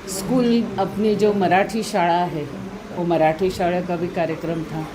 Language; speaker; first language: Hindi; non-native, local second language; Marathi